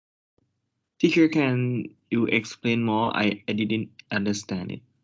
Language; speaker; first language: English; non-native, learner; Thai